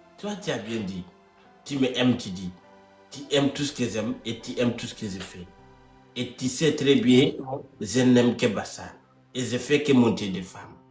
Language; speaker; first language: French; non-native, local second language; Wolof